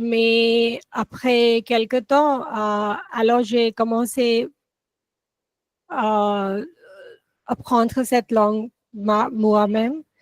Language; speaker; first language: French; non-native, learner; Gujarati